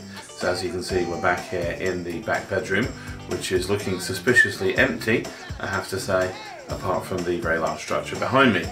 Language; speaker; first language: English; native; English